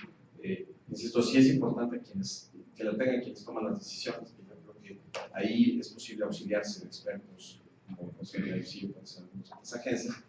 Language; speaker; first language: Spanish; native; Spanish